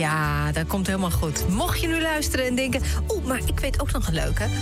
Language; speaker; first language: Dutch; native; Dutch